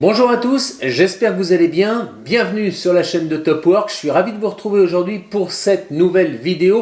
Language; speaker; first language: French; native; French